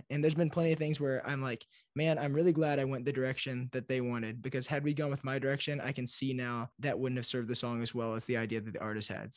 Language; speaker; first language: English; native; English